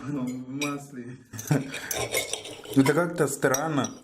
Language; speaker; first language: Russian; non-native, fluent; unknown